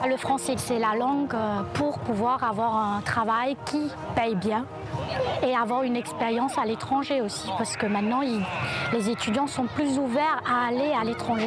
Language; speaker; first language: French; non-native, fluent; Chinese